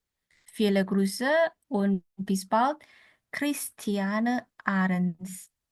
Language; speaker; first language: German; non-native, learner; Indonesian